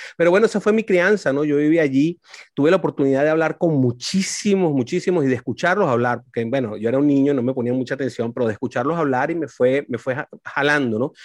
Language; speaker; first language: Spanish; native; Spanish